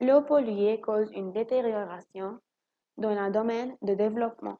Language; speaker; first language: French; non-native, learner; Arabic